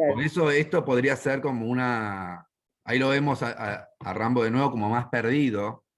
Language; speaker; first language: Spanish; native; Spanish